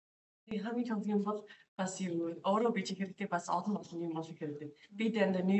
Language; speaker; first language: Mongolian; non-native, learner; English